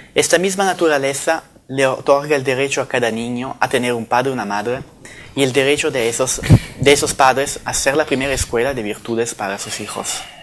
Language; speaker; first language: Spanish; non-native, fluent; Italian